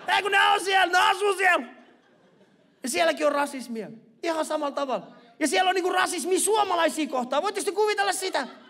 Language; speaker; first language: Finnish; early bilingual, other home language; Persian